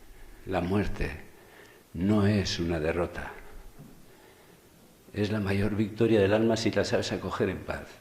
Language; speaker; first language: Spanish; native; Spanish